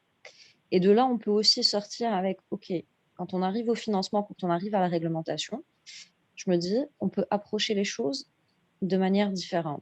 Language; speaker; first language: French; non-native, local second language; Arabic